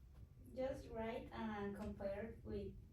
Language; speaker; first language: English; non-native, learner; Spanish